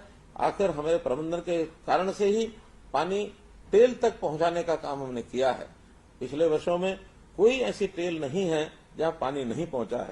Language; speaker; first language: Hindi; native; Hindi